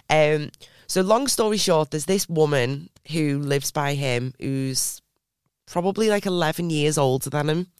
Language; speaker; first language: English; native; English